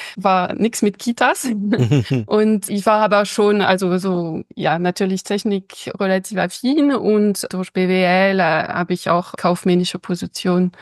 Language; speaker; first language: German; non-native, fluent; French